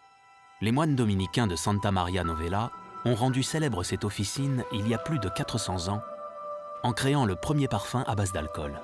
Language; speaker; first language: French; native; French